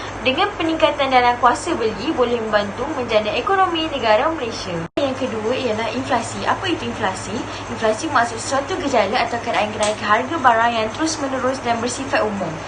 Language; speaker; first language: Malay; native; Malay